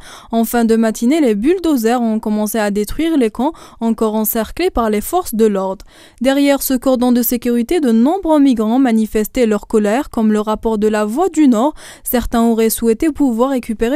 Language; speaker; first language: French; non-native, local second language; Arabic